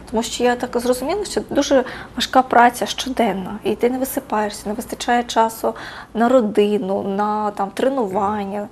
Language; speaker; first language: Ukrainian; native; Ukrainian